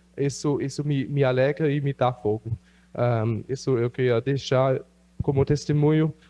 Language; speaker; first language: Portuguese; non-native, local second language; German